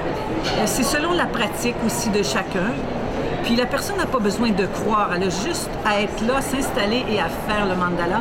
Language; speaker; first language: French; native; French